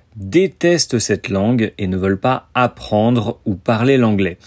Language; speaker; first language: French; native; French